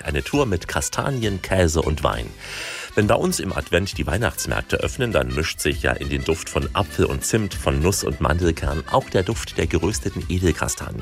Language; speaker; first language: German; native; German